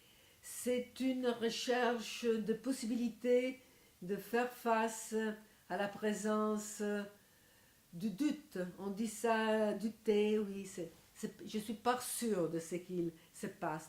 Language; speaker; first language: French; non-native, fluent; Italian